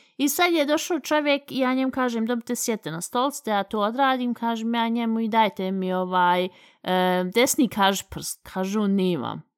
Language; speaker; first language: Bosnian; early bilingual, heritage; Bosnian